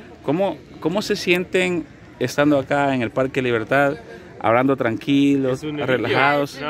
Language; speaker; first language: Spanish; native; Spanish